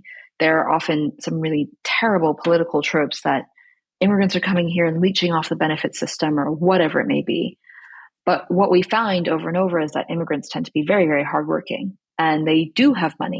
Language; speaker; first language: English; early bilingual, other home language; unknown